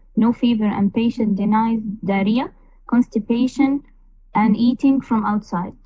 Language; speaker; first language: English; non-native, fluent; Arabic